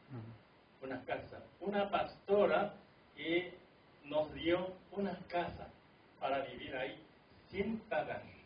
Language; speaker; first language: Spanish; non-native, fluent; Korean